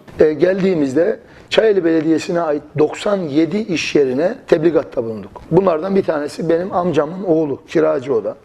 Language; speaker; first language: Turkish; native; Turkish